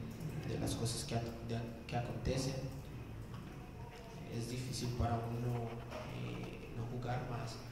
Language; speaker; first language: Portuguese; non-native, learner; Spanish